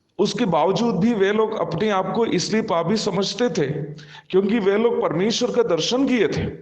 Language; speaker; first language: Hindi; non-native, local second language; Malayalam